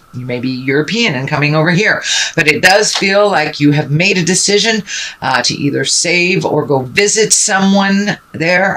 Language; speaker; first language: English; native; English